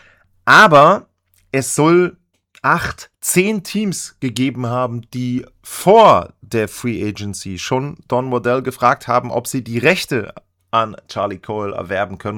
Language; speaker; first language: German; native; German